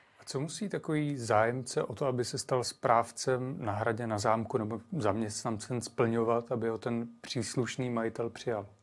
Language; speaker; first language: Czech; native; Czech